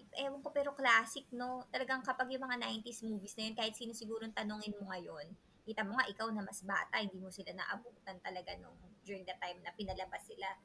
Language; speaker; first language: Filipino; native; Filipino